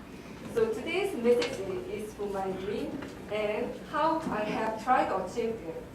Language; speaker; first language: English; non-native, learner; Korean